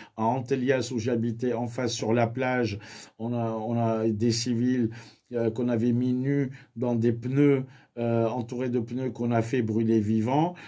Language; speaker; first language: French; early bilingual, other home language; Armenian